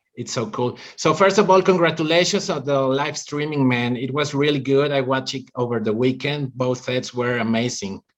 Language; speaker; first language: English; non-native, fluent; Spanish